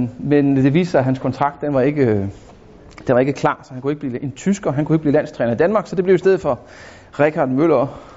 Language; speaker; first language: Danish; native; Danish